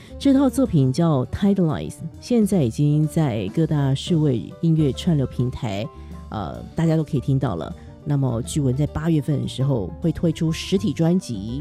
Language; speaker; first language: Chinese; native; Chinese